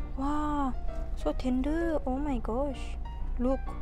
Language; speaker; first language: English; non-native, local second language; Malay